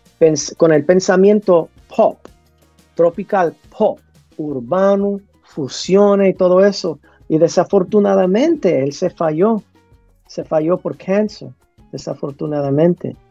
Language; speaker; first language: Spanish; early bilingual, heritage; English